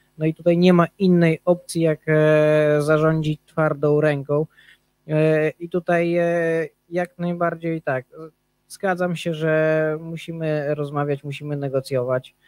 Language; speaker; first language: Polish; native; Polish